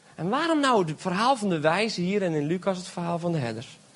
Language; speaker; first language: Dutch; native; Dutch